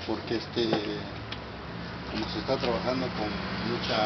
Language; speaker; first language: Spanish; native; Spanish